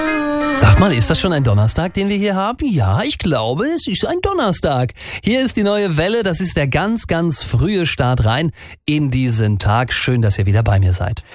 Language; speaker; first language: German; native; German